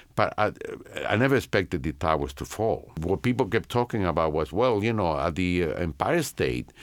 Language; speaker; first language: English; non-native, fluent; Spanish